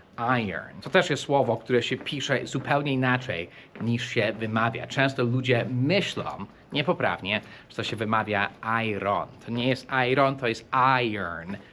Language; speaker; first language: Polish; non-native, fluent; English